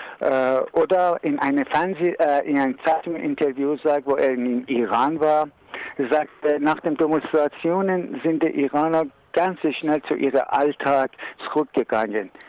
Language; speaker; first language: German; non-native, learner; Persian